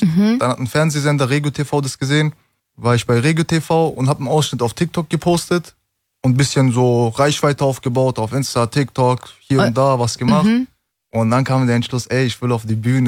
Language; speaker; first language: German; early bilingual, other home language; Turkish